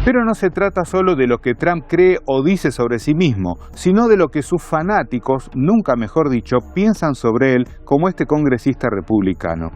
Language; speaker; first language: Spanish; native; Spanish